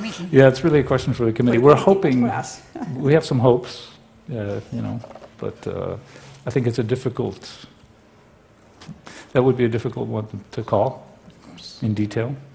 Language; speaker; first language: English; native; English